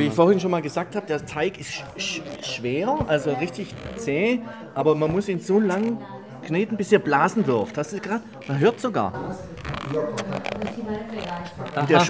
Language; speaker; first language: German; native; German